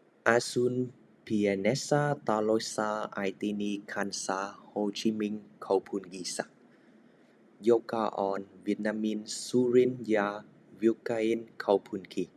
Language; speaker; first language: Finnish; non-native, learner; Vietnamese